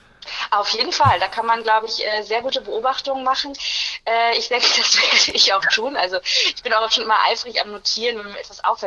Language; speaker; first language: German; native; German